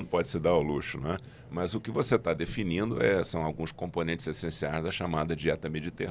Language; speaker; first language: Portuguese; native; Portuguese